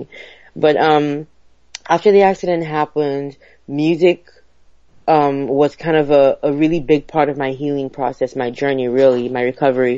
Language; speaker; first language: English; non-native, local second language; Igbo